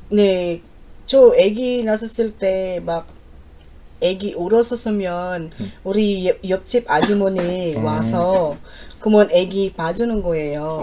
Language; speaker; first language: Korean; non-native, learner; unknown